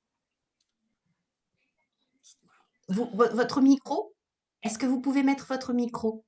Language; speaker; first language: French; native; French